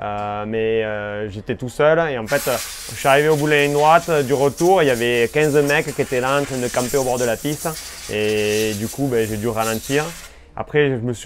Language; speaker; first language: French; native; French